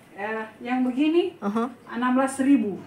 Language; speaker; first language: Indonesian; native; Indonesian